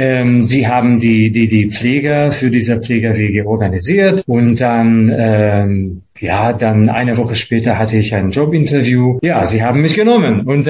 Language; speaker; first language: German; non-native, fluent; Hungarian